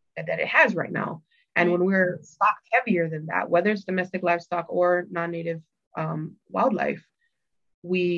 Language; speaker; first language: English; native; English